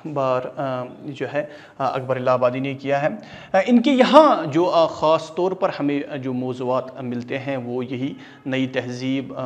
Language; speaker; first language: Urdu; non-native, local second language; Kashmiri